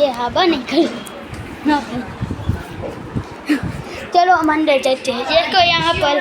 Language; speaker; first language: Hindi; non-native, local second language; Gujarati